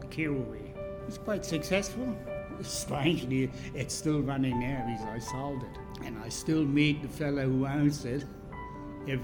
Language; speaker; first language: English; non-native, fluent; German